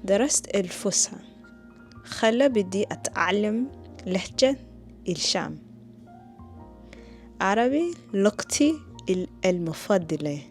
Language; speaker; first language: Arabic; non-native, learner; English